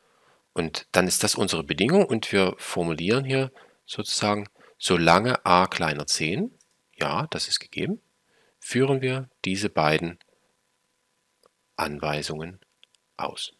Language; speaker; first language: German; native; German